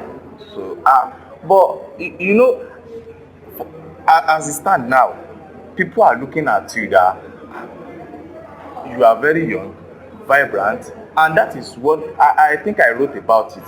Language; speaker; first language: English; non-native, local second language; Yoruba